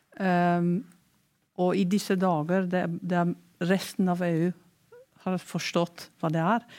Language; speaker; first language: Norwegian; non-native, fluent; Romanian